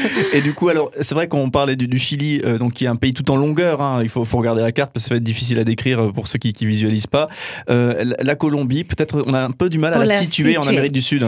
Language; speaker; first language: French; native; French